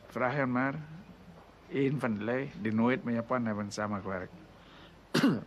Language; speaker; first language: Dutch; non-native, local second language; Indonesian